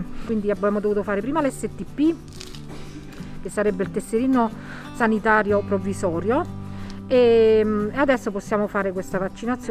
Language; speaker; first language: Italian; native; Italian